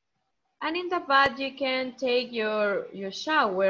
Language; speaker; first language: English; non-native, fluent; Spanish